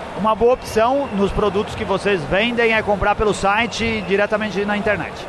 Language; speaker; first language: Portuguese; native; Portuguese